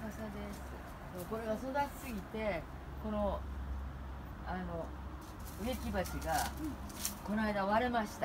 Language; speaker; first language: Japanese; native; Japanese